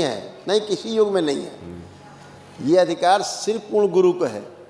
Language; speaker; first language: Hindi; native; Hindi